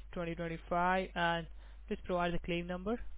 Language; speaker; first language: English; non-native, local second language; Gujarati